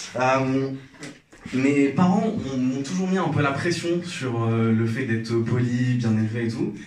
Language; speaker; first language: French; non-native, local second language; Arabic